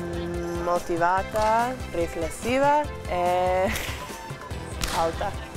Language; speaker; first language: Italian; non-native, learner; English